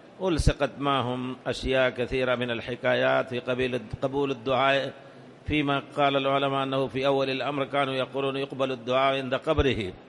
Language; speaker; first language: Arabic; non-native, fluent; Urdu